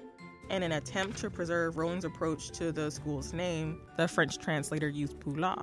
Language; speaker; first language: English; native; English